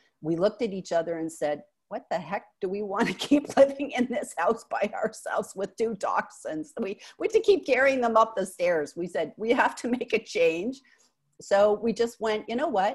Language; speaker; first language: English; native; English